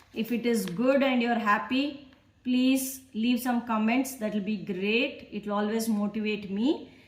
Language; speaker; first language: English; non-native, local second language; Kannada